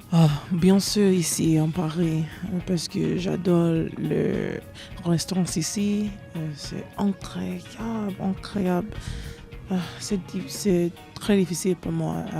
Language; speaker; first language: French; non-native, learner; English